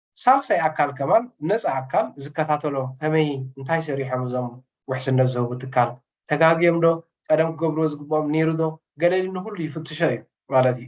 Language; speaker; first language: Tigrinya; native; Tigrinya